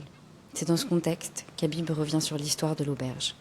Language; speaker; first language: French; native; French